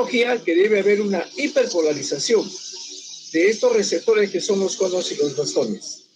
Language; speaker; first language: Spanish; native; Spanish